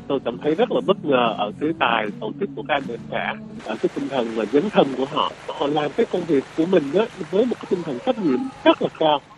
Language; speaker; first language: Vietnamese; early bilingual, heritage; Vietnamese